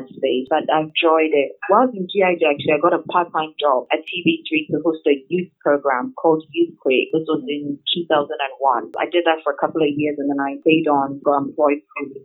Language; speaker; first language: English; non-native, local second language; Akan